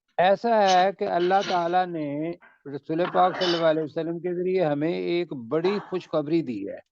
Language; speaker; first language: Urdu; non-native, local second language; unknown